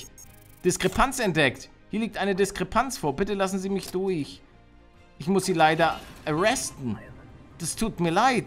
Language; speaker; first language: German; native; German